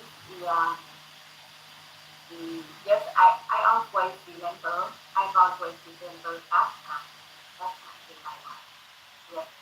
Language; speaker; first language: English; non-native, learner; Thai